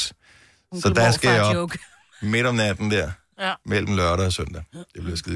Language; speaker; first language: Danish; native; Danish